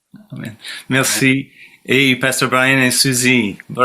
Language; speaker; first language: French; non-native, fluent; English